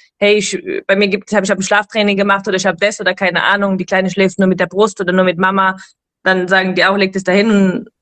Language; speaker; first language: German; native; German